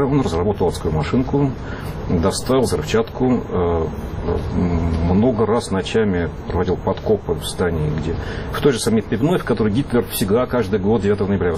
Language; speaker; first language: Russian; native; Russian